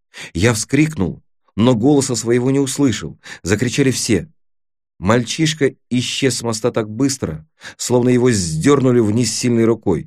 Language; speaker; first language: Russian; native; Russian